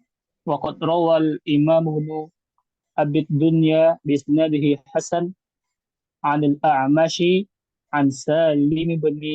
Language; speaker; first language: Arabic; non-native, learner; Indonesian